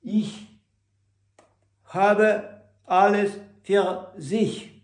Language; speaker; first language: German; non-native, learner; Ukrainian